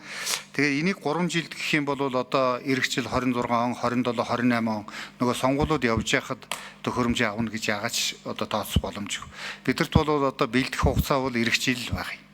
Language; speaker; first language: Mongolian; native; Mongolian